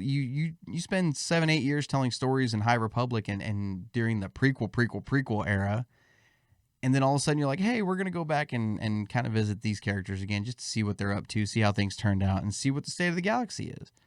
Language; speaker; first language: English; native; English